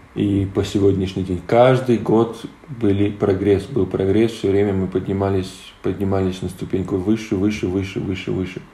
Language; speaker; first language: Russian; non-native, local second language; Polish